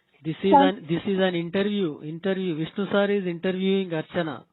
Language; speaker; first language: English; non-native, local second language; Telugu